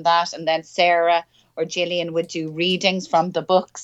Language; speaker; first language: English; native; English